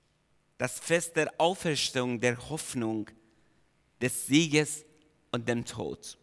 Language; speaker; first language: German; non-native, fluent; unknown